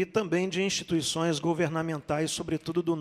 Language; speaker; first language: Portuguese; native; Portuguese